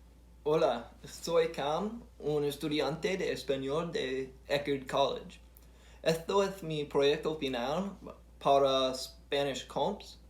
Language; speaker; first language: Spanish; non-native, learner; English